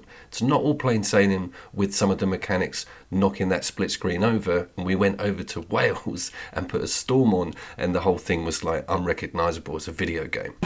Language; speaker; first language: English; native; English